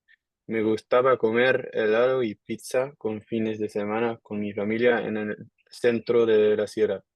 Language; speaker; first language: Spanish; non-native, learner; Dutch